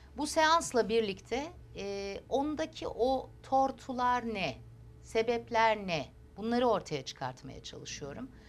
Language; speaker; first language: Turkish; early bilingual, heritage; Turkish